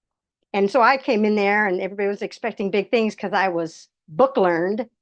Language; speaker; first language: English; native; English